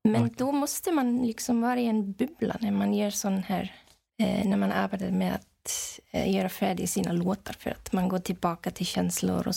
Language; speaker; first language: Swedish; non-native, fluent; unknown